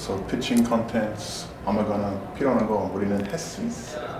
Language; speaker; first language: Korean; non-native, learner; English